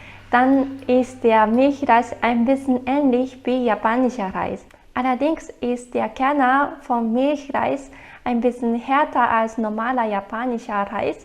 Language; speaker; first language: German; non-native, fluent; Japanese